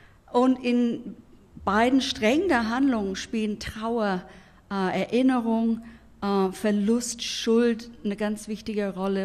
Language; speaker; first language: German; non-native, fluent; English